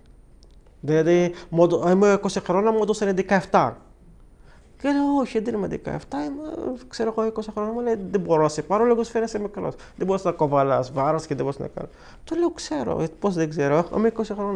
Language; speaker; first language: Greek; non-native, fluent; Arabic